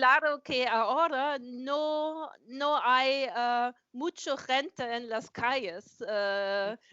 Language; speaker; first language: Spanish; non-native, learner; German